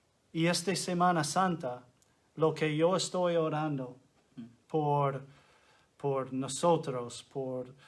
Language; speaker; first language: Spanish; non-native, fluent; English